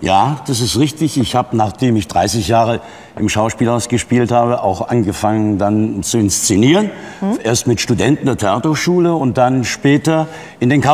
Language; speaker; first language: German; native; German